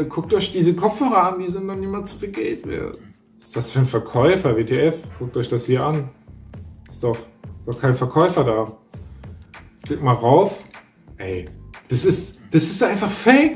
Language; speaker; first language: German; native; German